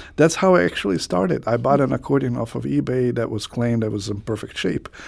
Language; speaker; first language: English; non-native, fluent; Croatian